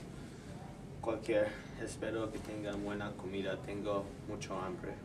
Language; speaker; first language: Spanish; non-native, learner; English